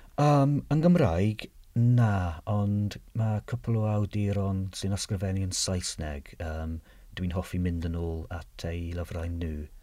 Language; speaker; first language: Welsh; non-native, fluent; English